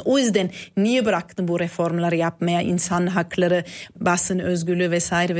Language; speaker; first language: Turkish; non-native, fluent; German